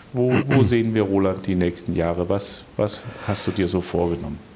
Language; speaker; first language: German; non-native, fluent; Danish